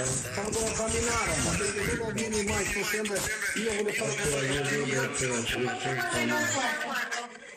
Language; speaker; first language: Italian; non-native, learner; Albanian